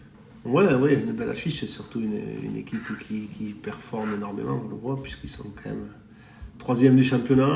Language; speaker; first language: French; native; French